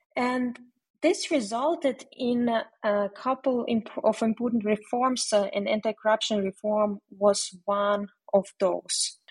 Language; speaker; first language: English; non-native, fluent; Ukrainian